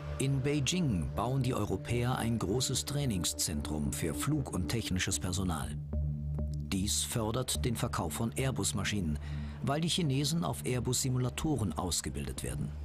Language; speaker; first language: German; native; German